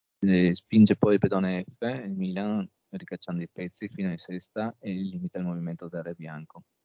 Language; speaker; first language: Italian; native; Italian